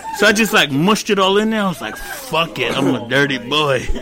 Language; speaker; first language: English; early bilingual, other home language; Spanish